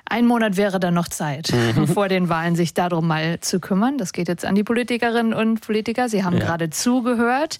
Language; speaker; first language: German; native; German